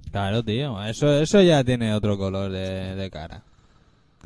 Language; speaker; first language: Spanish; native; Spanish